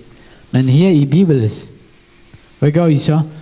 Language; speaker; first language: Danish; non-native, learner; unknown